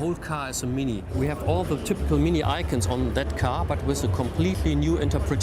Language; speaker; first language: English; non-native, fluent; German